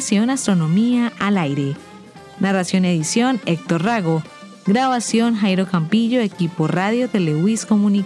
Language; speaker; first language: Spanish; native; Spanish